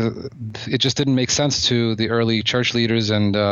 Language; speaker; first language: English; native; English